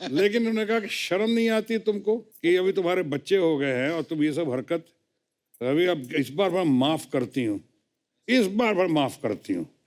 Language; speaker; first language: Hindi; native; Hindi